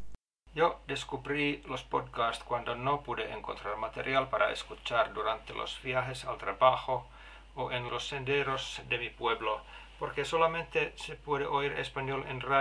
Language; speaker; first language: Spanish; non-native, learner; Finnish